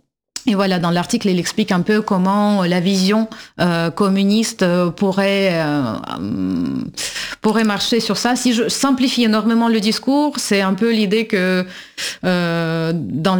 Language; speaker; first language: French; non-native, fluent; Russian